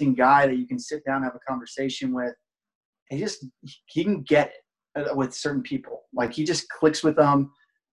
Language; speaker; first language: English; native; English